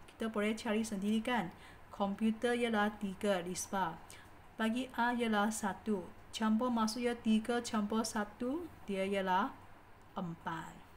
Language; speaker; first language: Malay; non-native, local second language; Chinese